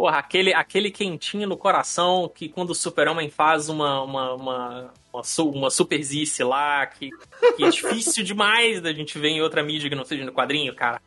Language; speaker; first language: Portuguese; native; Portuguese